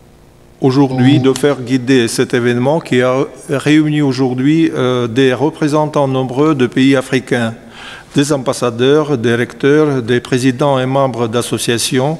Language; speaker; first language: French; non-native, fluent; Russian